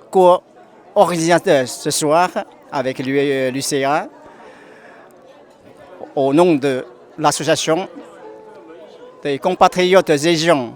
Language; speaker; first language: French; non-native, fluent; Chinese